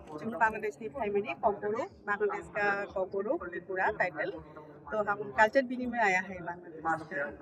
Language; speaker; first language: Hindi; non-native, learner; Kok Borok